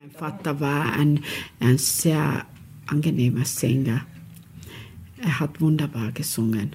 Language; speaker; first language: German; non-native, fluent; Romany